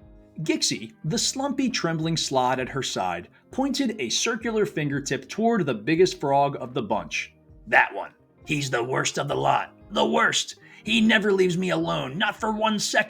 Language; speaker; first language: English; native; English